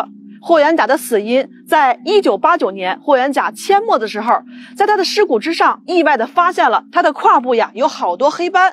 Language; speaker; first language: Chinese; native; Chinese